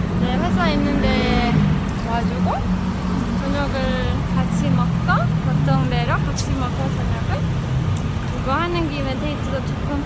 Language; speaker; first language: Korean; non-native, fluent; Romanian